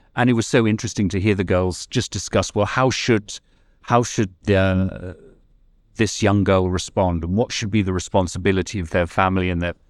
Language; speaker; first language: English; native; English